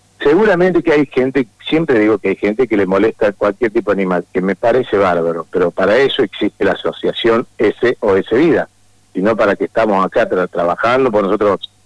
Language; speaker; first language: Spanish; native; Spanish